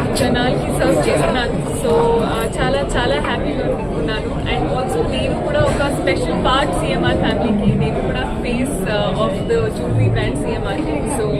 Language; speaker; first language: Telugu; non-native, learner; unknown